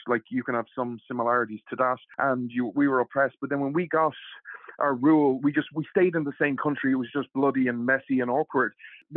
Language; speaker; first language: English; native; English